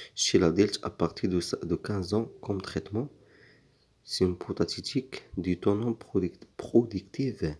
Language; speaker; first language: French; non-native, local second language; Arabic